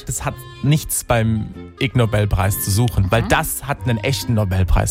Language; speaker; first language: German; native; German